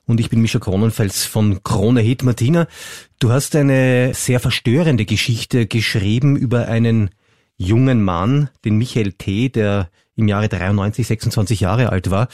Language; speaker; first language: German; native; German